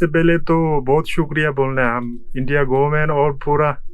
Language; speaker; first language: Hindi; early bilingual, other home language; Tibetan